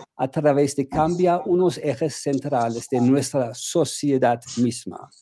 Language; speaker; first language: Spanish; non-native, fluent; German